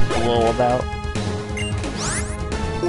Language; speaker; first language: English; native; English